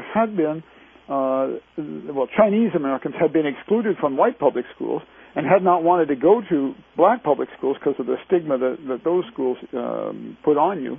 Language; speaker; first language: English; native; English